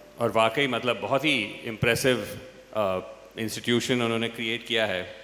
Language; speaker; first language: Hindi; non-native, local second language; English